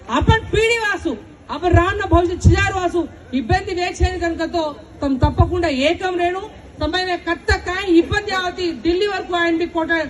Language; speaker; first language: Telugu; non-native, local second language; Lambadi